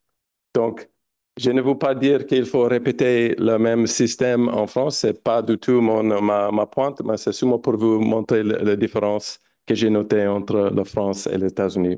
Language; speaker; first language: French; non-native, fluent; English